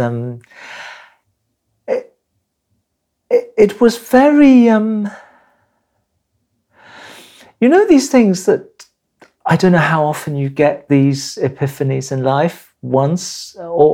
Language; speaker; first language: English; non-native, local second language; Cantonese